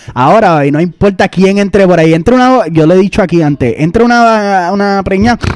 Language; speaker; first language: Spanish; native; Spanish